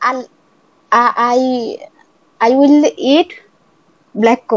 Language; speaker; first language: English; non-native, learner; Bangla